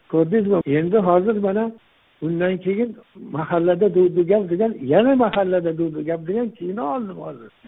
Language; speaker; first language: Uzbek; non-native, local second language; Tajik